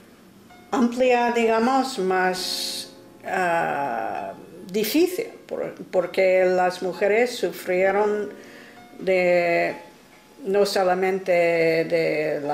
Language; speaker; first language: Spanish; non-native, fluent; English